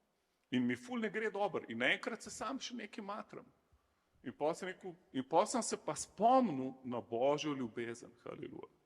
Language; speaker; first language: Slovenian; native; Slovenian